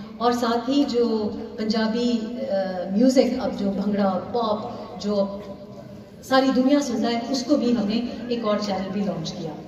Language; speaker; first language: Urdu; non-native, local second language; Pashto